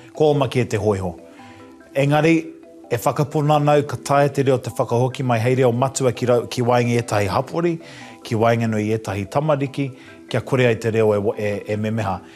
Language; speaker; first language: Māori; non-native, local second language; English